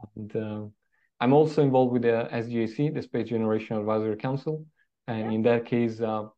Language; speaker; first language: English; non-native, fluent; Italian